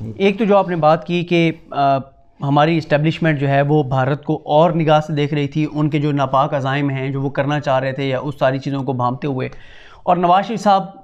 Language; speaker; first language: Urdu; non-native, local second language; Punjabi